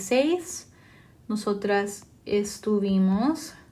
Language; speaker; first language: Spanish; non-native, fluent; English